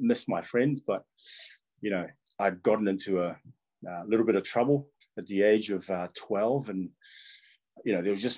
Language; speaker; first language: English; non-native, local second language; Tongan